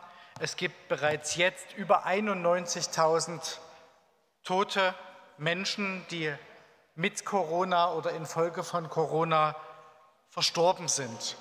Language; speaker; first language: German; native; German